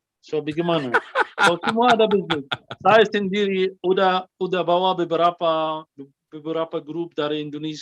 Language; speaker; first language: Indonesian; non-native, fluent; Arabic